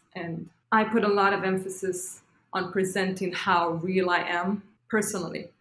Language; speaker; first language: English; non-native, fluent; Hebrew